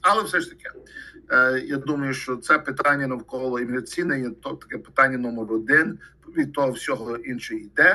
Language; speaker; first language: Ukrainian; early bilingual, heritage; Ukrainian